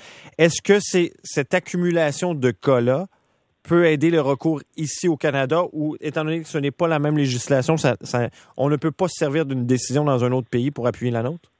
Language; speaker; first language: French; native; French